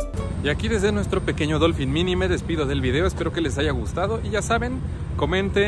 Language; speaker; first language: Spanish; native; Spanish